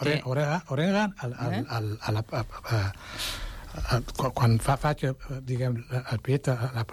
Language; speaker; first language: Catalan; non-native, fluent; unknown